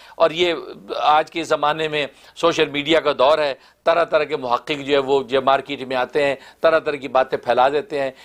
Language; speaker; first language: Urdu; native; Urdu